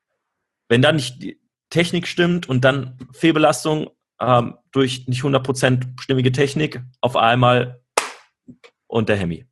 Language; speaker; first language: German; native; German